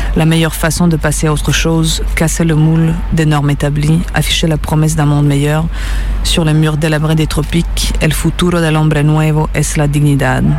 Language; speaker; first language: French; early bilingual, other home language; Serbian